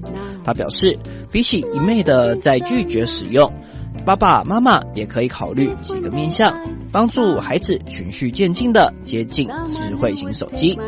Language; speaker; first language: Chinese; native; Chinese